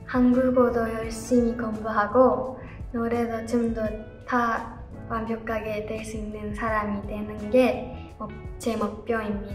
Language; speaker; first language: Korean; non-native, learner; Japanese